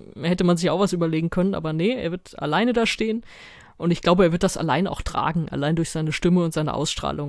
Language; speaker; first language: German; native; German